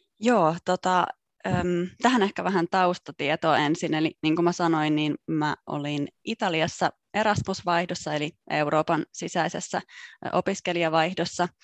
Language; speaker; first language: Finnish; native; Finnish